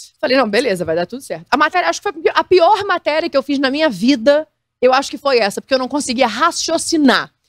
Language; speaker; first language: Portuguese; native; Portuguese